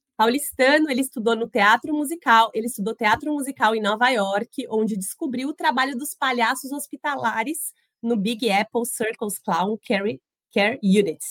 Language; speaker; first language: Portuguese; native; Portuguese